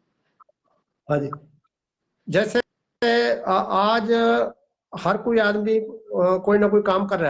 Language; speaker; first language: Hindi; non-native, local second language; Punjabi